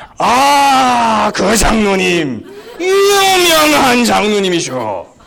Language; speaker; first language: Korean; early bilingual, heritage; Korean